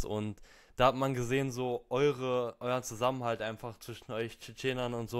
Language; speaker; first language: German; native; German